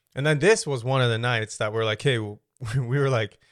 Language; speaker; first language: English; native; English